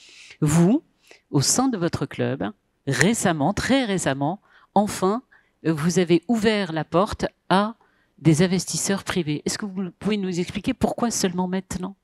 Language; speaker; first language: French; non-native, local second language; Arabic